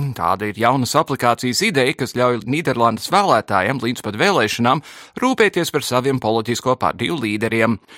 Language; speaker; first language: Latvian; early bilingual, heritage; Latvian